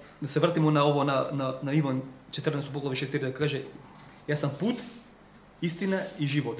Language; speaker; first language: Serbian; non-native, fluent; Macedonian